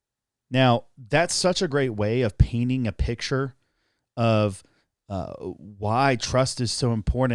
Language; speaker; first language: English; native; English